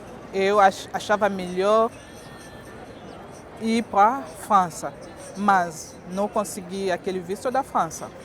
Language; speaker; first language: Portuguese; non-native, fluent; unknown